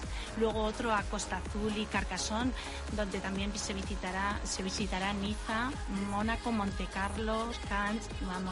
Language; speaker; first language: Spanish; native; Spanish